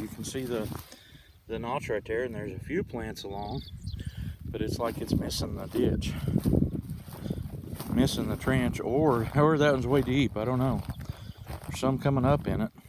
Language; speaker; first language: English; native; English